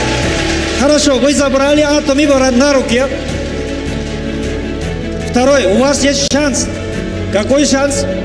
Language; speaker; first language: Russian; non-native, learner; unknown